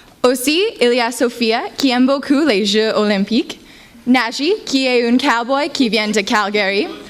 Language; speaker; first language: French; non-native, learner; English